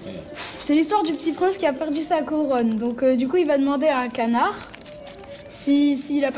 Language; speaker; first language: French; native; French